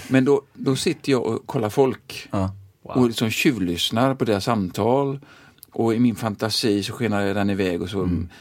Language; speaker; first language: Swedish; native; Swedish